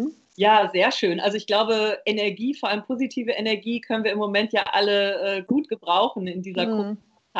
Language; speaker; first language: German; native; German